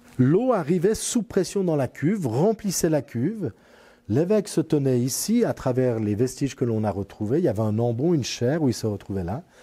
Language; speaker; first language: French; native; French